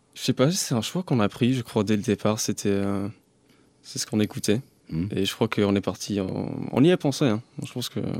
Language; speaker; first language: French; early bilingual, other home language; English